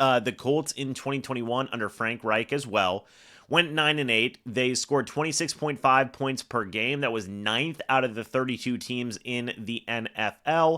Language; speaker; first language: English; native; English